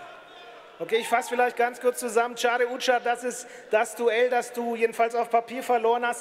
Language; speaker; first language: German; native; German